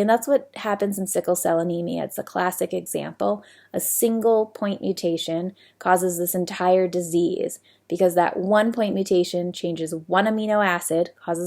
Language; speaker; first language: English; native; English